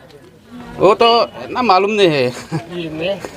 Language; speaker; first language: Hindi; non-native, local second language; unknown